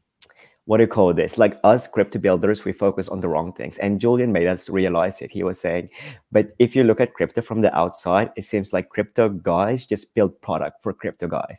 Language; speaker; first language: English; non-native, local second language; Filipino